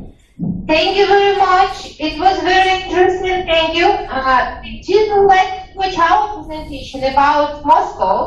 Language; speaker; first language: English; non-native, fluent; Russian